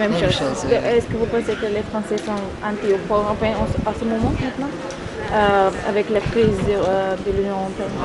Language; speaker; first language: French; non-native, fluent; Spanish